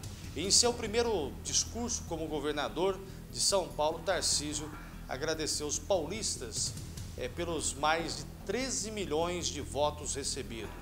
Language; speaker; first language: Portuguese; native; Portuguese